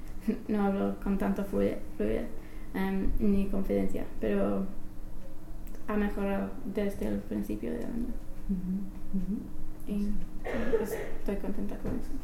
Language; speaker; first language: Spanish; non-native, fluent; English